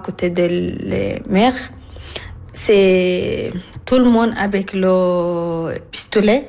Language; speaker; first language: French; non-native, learner; Arabic